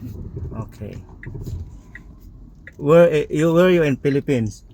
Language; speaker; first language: English; non-native, learner; Nepali